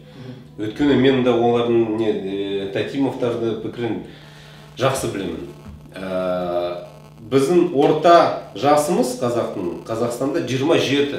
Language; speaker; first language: Kazakh; non-native, local second language; Russian